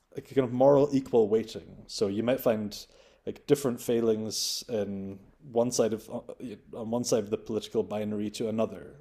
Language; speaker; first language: English; native; English